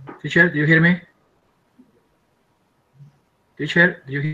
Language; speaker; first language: English; non-native, learner; Spanish